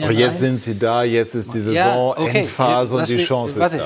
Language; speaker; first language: German; native; German